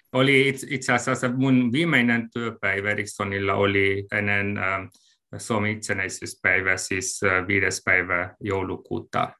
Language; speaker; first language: Finnish; non-native, fluent; Hungarian